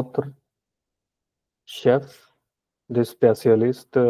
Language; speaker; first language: French; non-native, learner; Punjabi